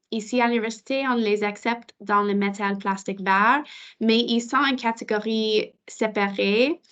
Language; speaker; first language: French; non-native, local second language; English